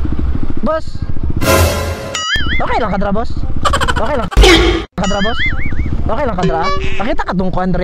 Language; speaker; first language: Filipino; non-native, local second language; Cebuano